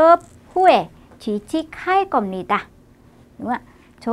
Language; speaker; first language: Korean; non-native, fluent; Vietnamese